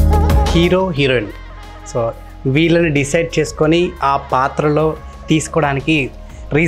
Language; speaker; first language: Telugu; native; Telugu